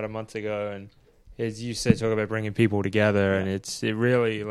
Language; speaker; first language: English; native; English